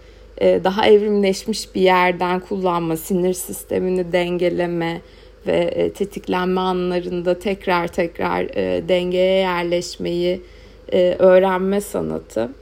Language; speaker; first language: Turkish; native; Turkish